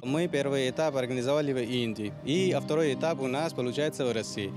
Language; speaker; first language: Russian; non-native, fluent; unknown